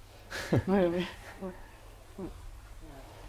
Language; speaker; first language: French; non-native, fluent; Spanish